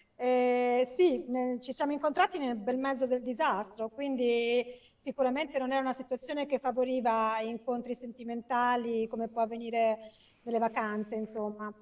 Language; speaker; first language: Italian; native; Italian